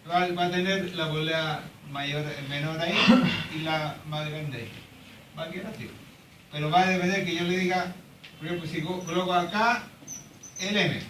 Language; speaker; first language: Spanish; native; Spanish